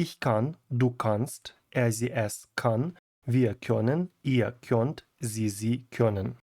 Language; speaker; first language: German; non-native, fluent; Ukrainian